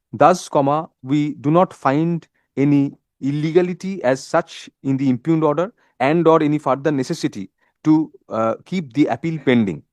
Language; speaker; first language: English; non-native, local second language; Bangla